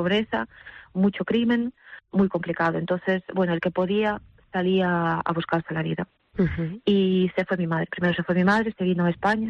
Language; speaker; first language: Spanish; non-native, fluent; Russian